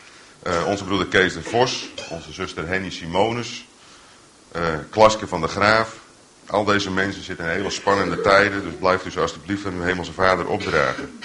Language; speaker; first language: Dutch; native; Dutch